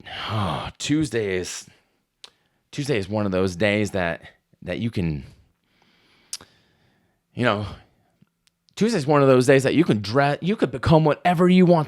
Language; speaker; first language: English; native; English